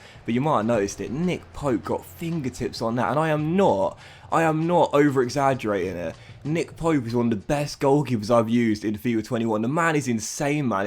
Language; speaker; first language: English; native; English